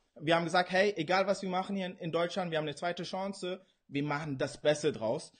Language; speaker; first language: German; early bilingual, other home language; Urdu